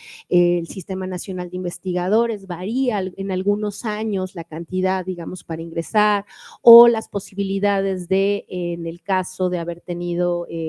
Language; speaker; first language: Spanish; native; Spanish